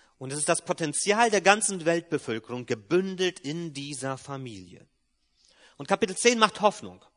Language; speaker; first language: German; early bilingual, other home language; Polish